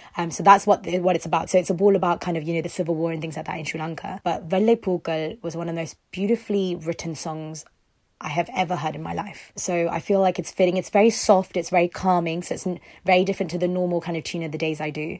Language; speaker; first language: English; early bilingual, other home language; Tamil